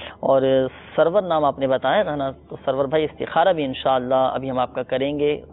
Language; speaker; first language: Urdu; native; Urdu